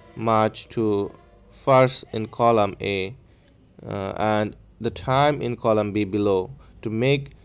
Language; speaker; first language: English; non-native, local second language; Bangla